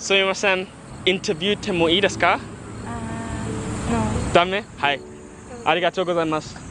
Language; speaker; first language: Japanese; non-native, learner; English